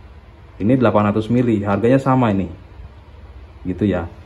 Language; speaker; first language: Indonesian; non-native, local second language; Sundanese